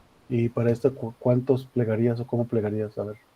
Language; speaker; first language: Spanish; native; Spanish